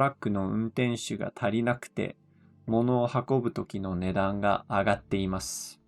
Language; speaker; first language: Japanese; non-native, fluent; English